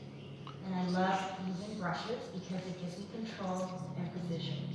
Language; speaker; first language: English; native; English